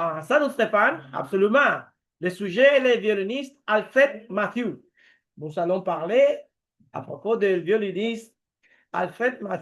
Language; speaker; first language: French; non-native, learner; Spanish